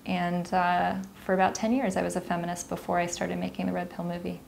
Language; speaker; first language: English; native; English